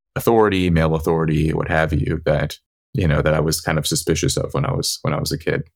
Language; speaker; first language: English; native; English